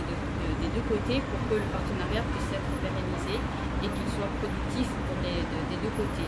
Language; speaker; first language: French; native; French